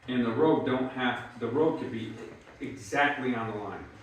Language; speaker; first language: English; native; English